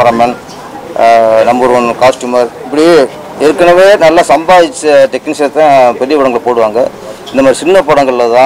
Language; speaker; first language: Tamil; native; Tamil